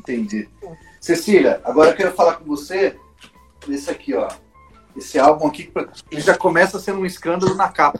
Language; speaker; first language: Portuguese; native; Portuguese